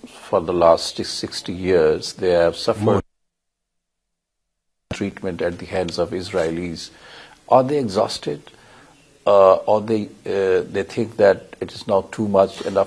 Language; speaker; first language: English; non-native, local second language; Urdu